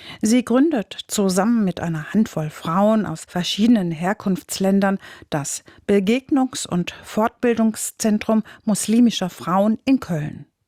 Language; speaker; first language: German; native; German